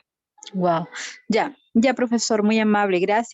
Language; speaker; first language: Spanish; native; Spanish